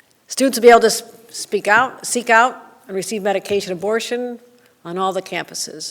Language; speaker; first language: English; native; English